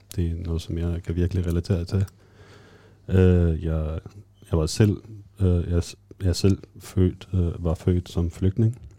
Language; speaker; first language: Danish; non-native, fluent; Arabic